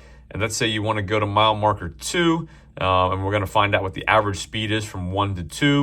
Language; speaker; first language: English; native; English